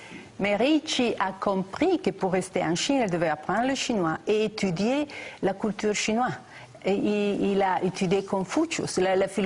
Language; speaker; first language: French; non-native, fluent; Italian